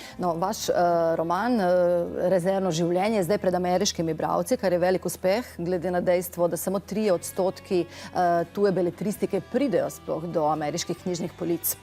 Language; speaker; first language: Slovenian; native; Slovenian